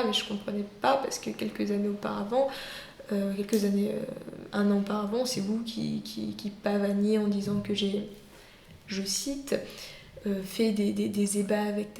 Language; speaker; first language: French; native; French